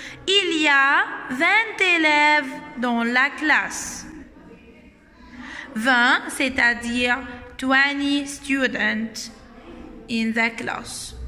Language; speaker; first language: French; non-native, fluent; Arabic